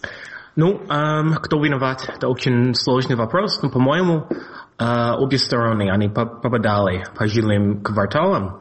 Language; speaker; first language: Russian; non-native, fluent; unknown